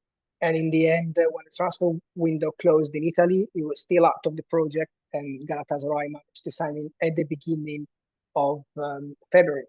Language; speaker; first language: English; non-native, fluent; Italian